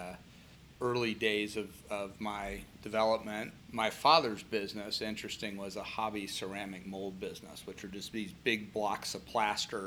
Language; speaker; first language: English; native; English